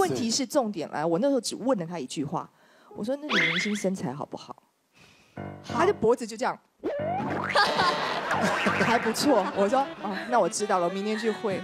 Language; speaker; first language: Chinese; native; Chinese